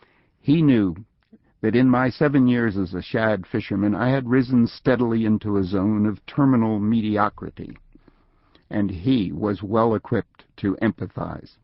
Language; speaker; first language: English; native; English